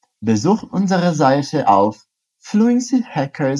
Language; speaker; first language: German; non-native, fluent; Portuguese